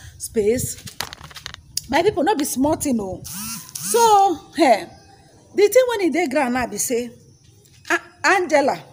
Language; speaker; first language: Nigerian Pidgin; native; Nigerian Pidgin